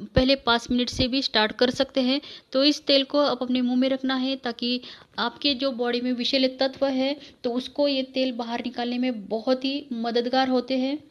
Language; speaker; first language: Hindi; non-native, local second language; Marathi